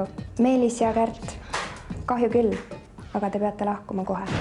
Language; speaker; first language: Estonian; native; Estonian